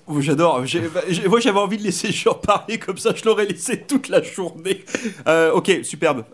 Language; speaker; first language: French; native; French